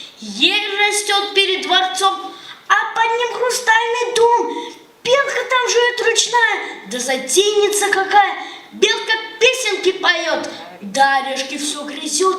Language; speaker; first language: Russian; early bilingual, heritage; Russian